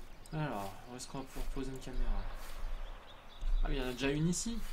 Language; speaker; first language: French; native; French